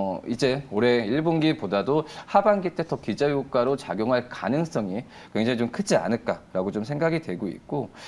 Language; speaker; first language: Korean; native; Korean